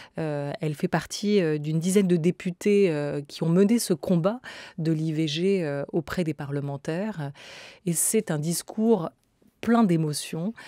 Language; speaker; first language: French; native; French